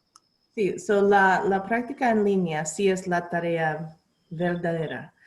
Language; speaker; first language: Spanish; non-native, learner; English